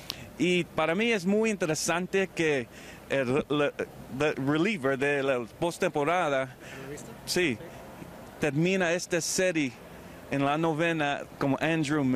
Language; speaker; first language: Spanish; early bilingual, heritage; Spanish